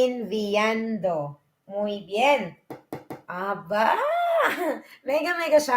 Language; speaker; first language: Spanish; non-native, fluent; Filipino